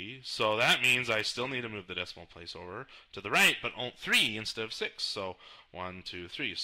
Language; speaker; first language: English; native; English